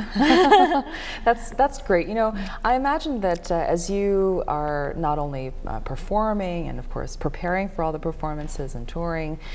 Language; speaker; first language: English; native; English